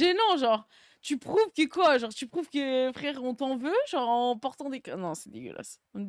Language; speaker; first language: French; native; French